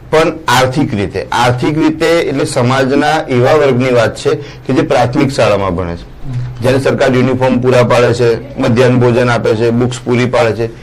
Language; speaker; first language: Gujarati; native; Gujarati